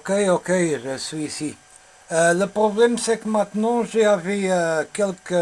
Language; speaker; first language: French; non-native, learner; Portuguese